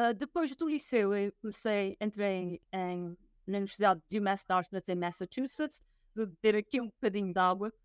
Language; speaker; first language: Portuguese; native; Portuguese